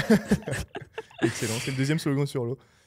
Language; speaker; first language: French; native; French